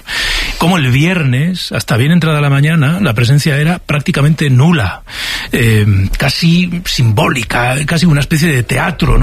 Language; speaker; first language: Spanish; native; Spanish